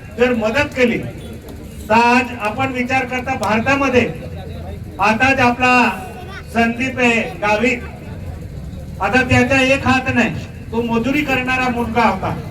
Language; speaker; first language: Marathi; non-native, local second language; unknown